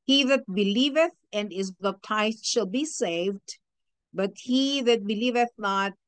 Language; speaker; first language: English; non-native, local second language; Filipino